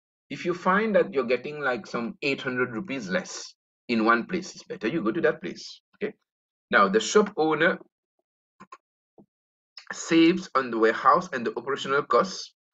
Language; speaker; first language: English; non-native, local second language; Morisyen